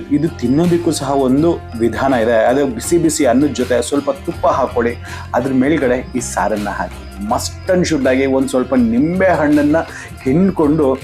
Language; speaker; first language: Kannada; non-native, local second language; Marathi